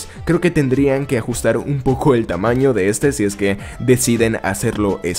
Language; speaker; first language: Spanish; native; Spanish